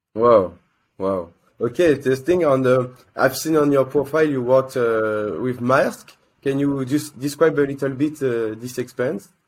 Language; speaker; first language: English; non-native, learner; French